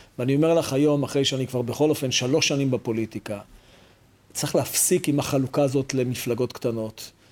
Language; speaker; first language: Hebrew; native; Hebrew